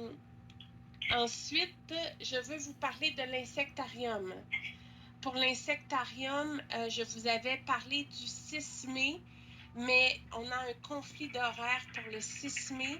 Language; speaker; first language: French; native; French